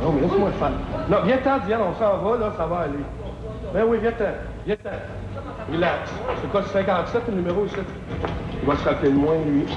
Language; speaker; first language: French; native; French